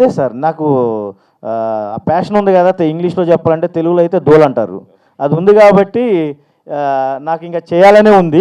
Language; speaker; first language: Telugu; native; Telugu